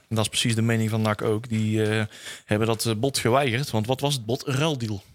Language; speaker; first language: Dutch; native; Dutch